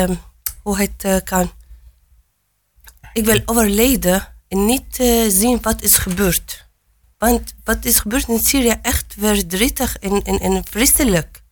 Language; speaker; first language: Dutch; non-native, learner; Arabic